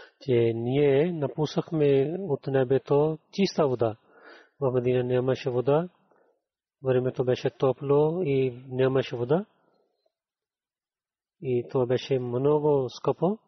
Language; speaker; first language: Bulgarian; non-native, learner; Urdu